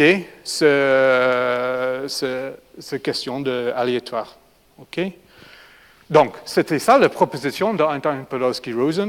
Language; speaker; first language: French; non-native, fluent; English